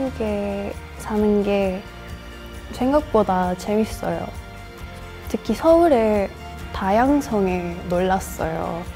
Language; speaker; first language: Korean; non-native, fluent; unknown